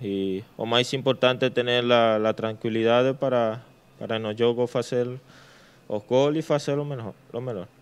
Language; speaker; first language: Portuguese; non-native, learner; Spanish